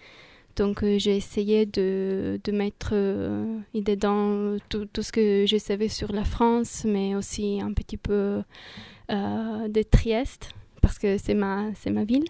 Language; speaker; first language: French; non-native, fluent; Italian